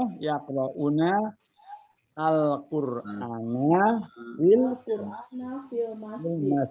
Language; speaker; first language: Arabic; non-native, fluent; Indonesian